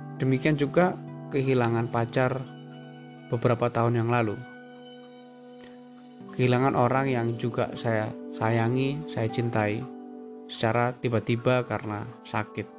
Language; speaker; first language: Indonesian; native; Indonesian